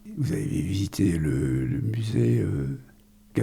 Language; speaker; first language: French; native; French